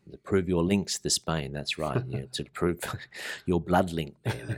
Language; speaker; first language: English; native; English